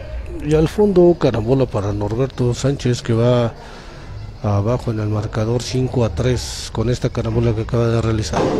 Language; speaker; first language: Spanish; native; Spanish